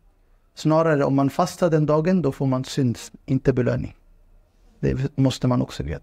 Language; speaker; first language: Swedish; non-native, fluent; Urdu